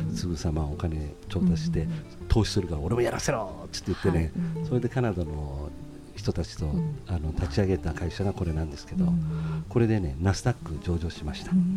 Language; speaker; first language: Japanese; native; Japanese